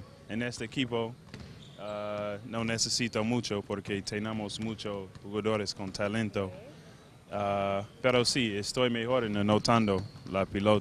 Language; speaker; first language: Spanish; non-native, learner; English